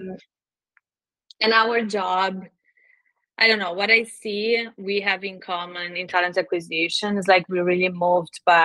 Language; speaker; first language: English; non-native, fluent; Portuguese